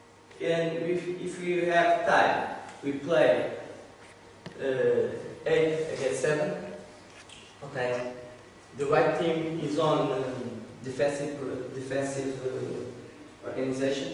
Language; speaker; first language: English; non-native, learner; Portuguese